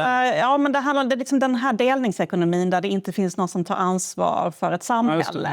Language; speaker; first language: Swedish; native; Swedish